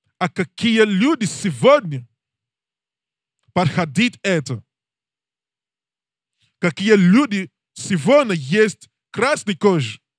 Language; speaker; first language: Russian; non-native, learner; English